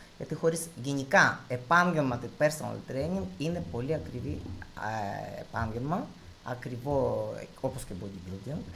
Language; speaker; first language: Greek; non-native, fluent; Russian